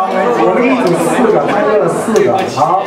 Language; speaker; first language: Chinese; native; Chinese